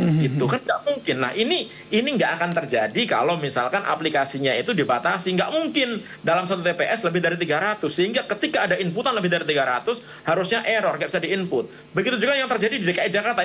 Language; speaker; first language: Indonesian; native; Indonesian